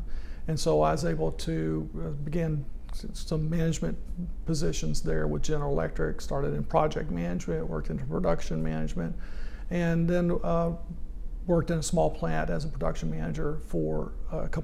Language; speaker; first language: English; native; English